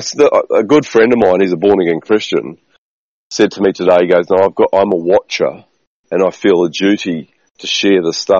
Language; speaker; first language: English; native; English